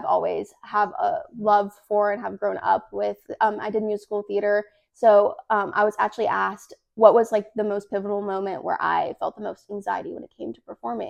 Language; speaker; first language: English; native; English